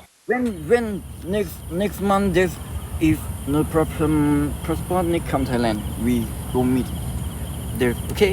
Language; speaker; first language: English; non-native, learner; Thai